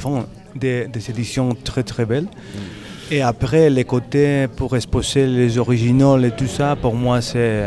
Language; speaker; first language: French; non-native, learner; Spanish